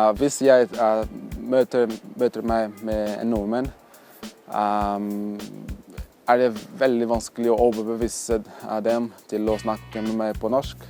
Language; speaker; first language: Norwegian; non-native, learner; Portuguese